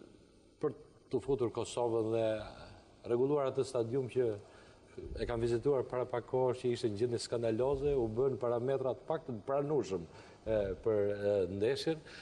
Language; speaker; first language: Albanian; native; Albanian